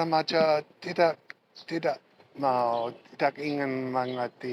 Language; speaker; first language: Indonesian; non-native, learner; English